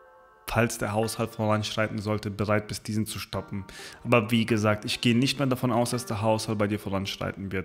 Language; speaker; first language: German; native; German